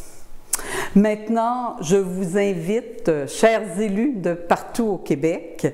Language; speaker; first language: French; native; French